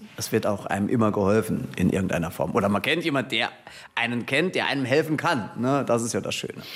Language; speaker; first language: German; native; German